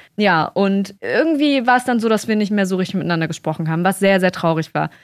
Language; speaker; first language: German; early bilingual, other home language; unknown